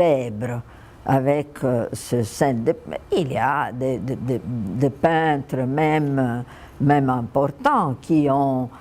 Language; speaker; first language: French; non-native, fluent; Italian